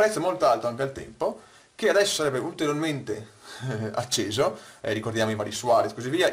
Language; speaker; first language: Italian; native; Italian